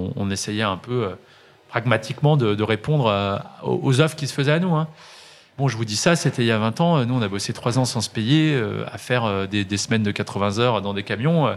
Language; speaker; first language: French; native; French